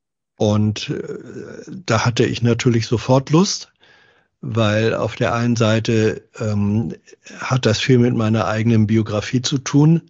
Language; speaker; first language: German; native; German